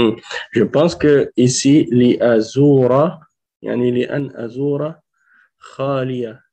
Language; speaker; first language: Arabic; non-native, fluent; French